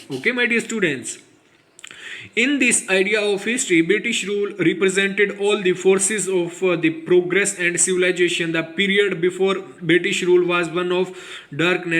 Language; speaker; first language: English; non-native, local second language; Hindi